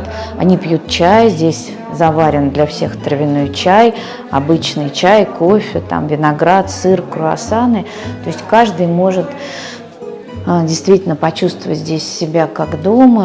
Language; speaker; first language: Russian; native; Russian